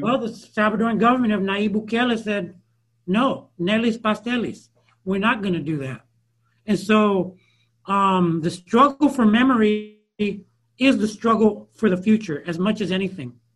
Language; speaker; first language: English; early bilingual, other home language; Spanish